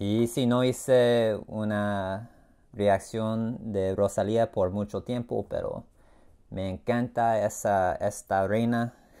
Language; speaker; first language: Spanish; non-native, learner; English